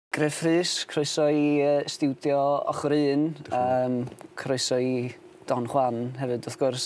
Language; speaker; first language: Welsh; native; Welsh